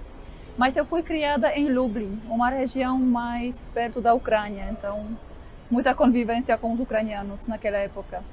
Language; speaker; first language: Portuguese; non-native, fluent; Polish